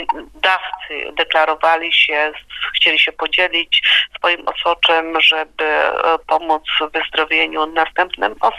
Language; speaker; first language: Polish; native; Polish